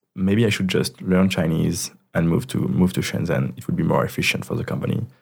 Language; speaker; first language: English; non-native, fluent; French